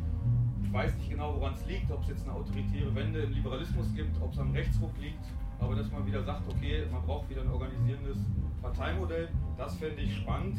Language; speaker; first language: German; native; German